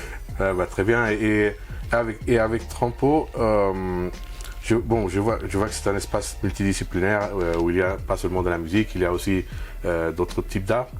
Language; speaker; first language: French; non-native, fluent; Spanish